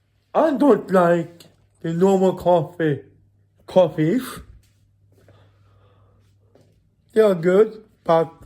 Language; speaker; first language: English; non-native, fluent; Swedish